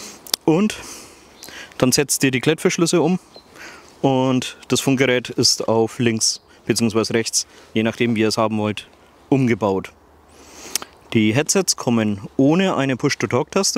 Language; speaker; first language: German; native; German